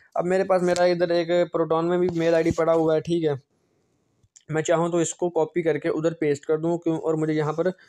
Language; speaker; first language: Hindi; native; Hindi